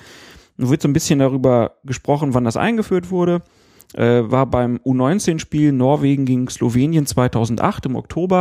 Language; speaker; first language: German; native; German